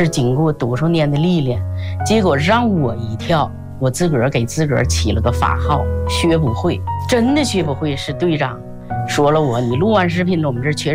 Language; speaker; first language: Chinese; native; Chinese